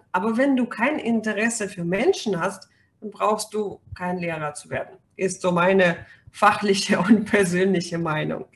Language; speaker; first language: German; non-native, fluent; Russian